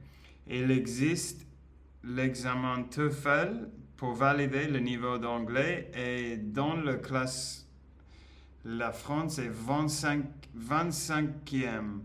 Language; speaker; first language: French; non-native, learner; Spanish